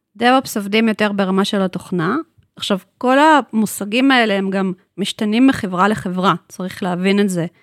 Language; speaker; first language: Hebrew; non-native, fluent; Russian